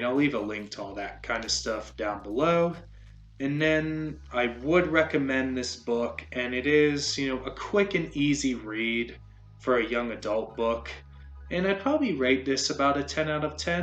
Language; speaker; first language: English; native; English